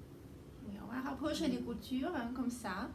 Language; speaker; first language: French; non-native, fluent; Russian